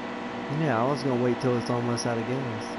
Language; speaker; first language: English; native; English